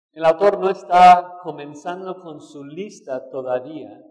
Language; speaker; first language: Spanish; non-native, fluent; English